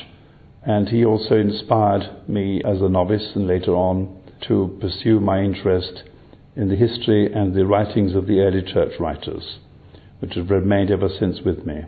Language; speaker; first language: English; native; English